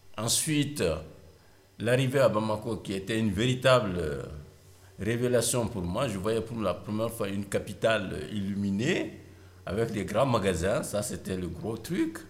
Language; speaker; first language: French; non-native, local second language; Mandingo